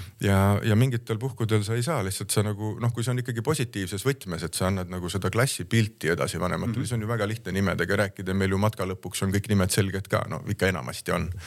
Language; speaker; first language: Estonian; native; Estonian